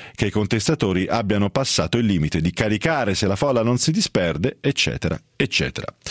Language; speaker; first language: Italian; native; Italian